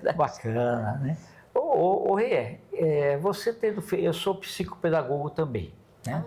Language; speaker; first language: Portuguese; native; Portuguese